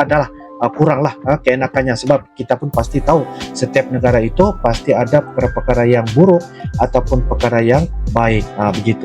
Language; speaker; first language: Indonesian; non-native, local second language; Malay